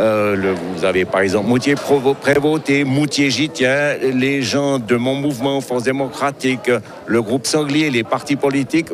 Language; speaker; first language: French; native; French